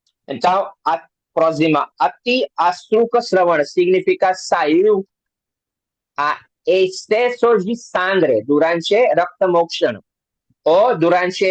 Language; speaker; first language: Portuguese; non-native, learner; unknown